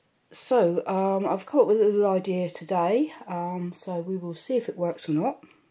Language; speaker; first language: English; native; English